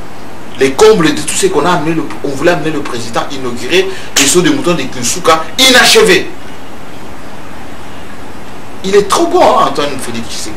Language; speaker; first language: French; non-native, local second language; Luba-Lulua